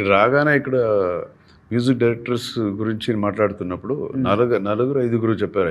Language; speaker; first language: Telugu; native; Telugu